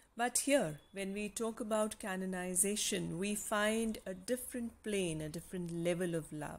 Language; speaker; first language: English; non-native, local second language; Punjabi